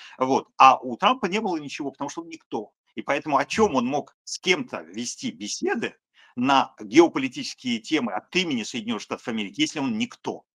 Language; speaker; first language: Russian; native; Russian